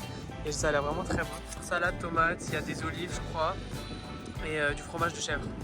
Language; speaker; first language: French; native; French